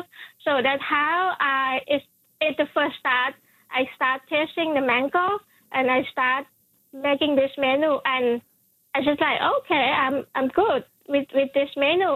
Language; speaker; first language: English; non-native, fluent; Thai